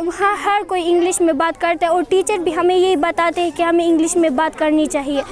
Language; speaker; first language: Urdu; non-native, local second language; Khowar